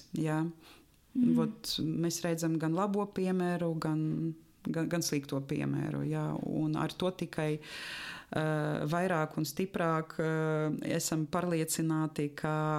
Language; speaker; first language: Latvian; non-native, local second language; Russian